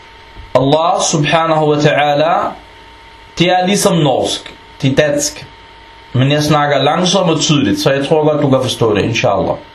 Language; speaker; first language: Danish; non-native, fluent; Arabic